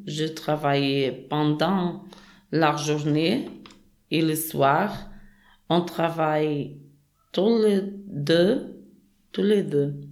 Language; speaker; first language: French; non-native, learner; Portuguese